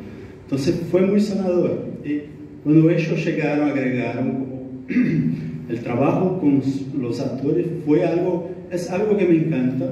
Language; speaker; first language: Spanish; non-native, learner; Portuguese